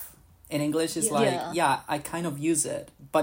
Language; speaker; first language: English; non-native, fluent; Spanish